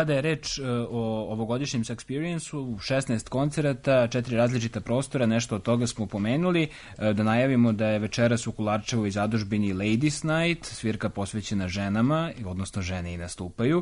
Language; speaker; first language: Serbian; native; Serbian